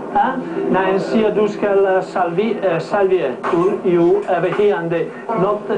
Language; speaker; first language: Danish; non-native, learner; Italian